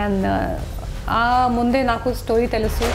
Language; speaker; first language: Telugu; non-native, local second language; Hindi